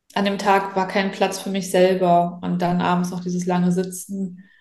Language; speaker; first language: German; native; German